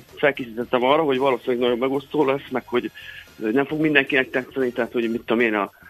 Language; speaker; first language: Hungarian; early bilingual, other home language; Russian